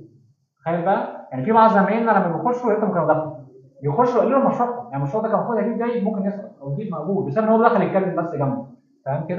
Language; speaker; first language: Arabic; native; Arabic